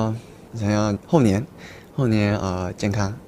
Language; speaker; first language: Chinese; early bilingual, heritage; Chinese